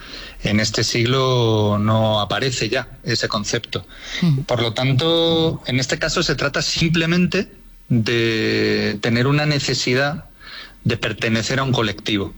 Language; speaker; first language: Spanish; native; Spanish